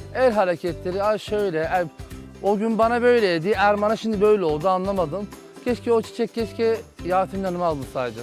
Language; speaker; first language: Turkish; native; Turkish